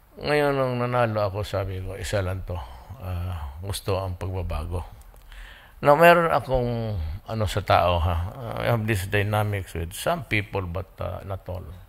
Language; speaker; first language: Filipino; non-native, local second language; Cebuano